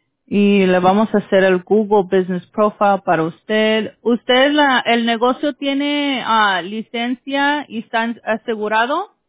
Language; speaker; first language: Spanish; early bilingual, heritage; Spanish